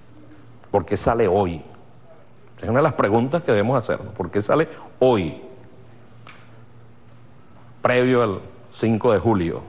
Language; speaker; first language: Spanish; native; Spanish